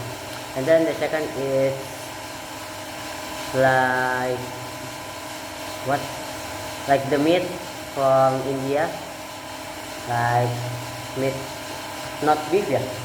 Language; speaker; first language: English; non-native, learner; Indonesian